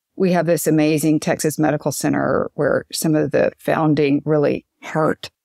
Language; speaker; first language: English; native; English